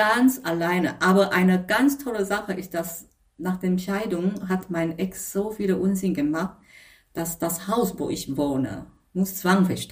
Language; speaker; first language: German; non-native, fluent; Chinese